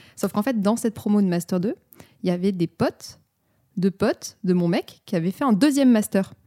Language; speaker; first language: French; native; French